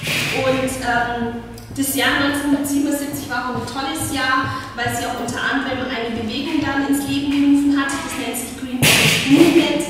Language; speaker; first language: German; non-native, fluent; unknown